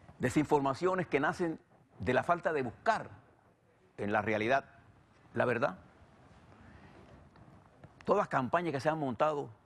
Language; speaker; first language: Spanish; native; Spanish